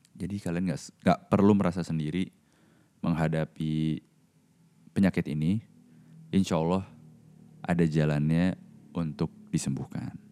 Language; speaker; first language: Indonesian; native; Indonesian